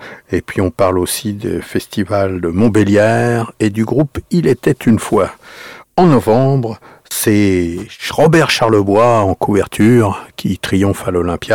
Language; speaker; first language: French; native; French